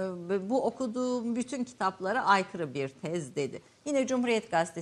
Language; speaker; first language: Turkish; native; Turkish